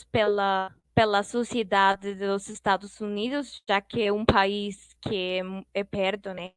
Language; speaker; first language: Portuguese; non-native, fluent; Spanish